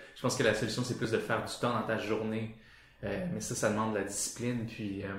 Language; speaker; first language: French; native; French